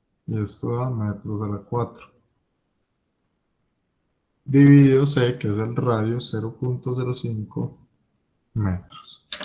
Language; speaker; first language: Spanish; native; Spanish